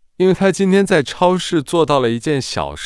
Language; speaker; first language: Chinese; non-native, fluent; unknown